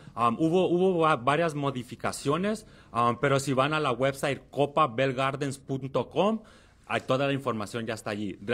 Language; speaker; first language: Spanish; early bilingual, heritage; Spanish